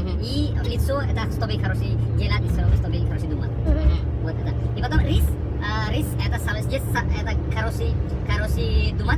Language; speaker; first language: Russian; non-native, learner; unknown